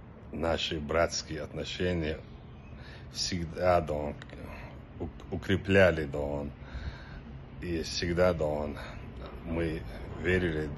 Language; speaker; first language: Russian; non-native, local second language; Chechen